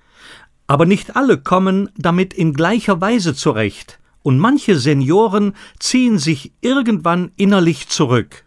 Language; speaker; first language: German; native; German